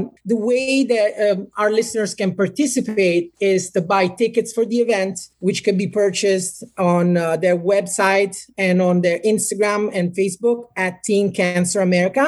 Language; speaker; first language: English; non-native, fluent; Italian